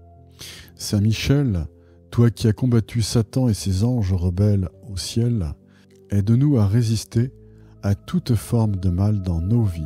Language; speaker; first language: French; native; French